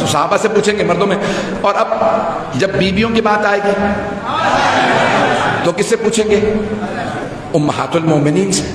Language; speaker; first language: Urdu; native; Urdu